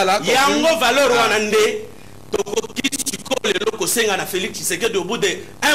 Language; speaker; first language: French; non-native, local second language; Lingala